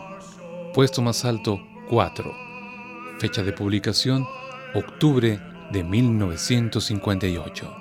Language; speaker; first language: Spanish; native; Spanish